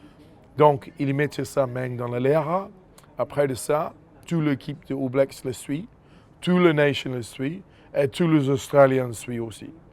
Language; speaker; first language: French; non-native, fluent; English